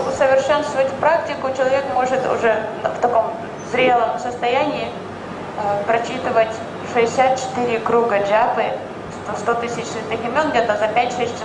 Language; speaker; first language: Russian; native; Russian